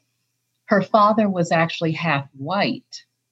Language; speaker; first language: English; native; English